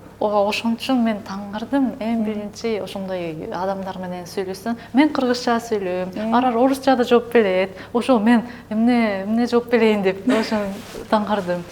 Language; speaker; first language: Kyrgyz; non-native, learner; Japanese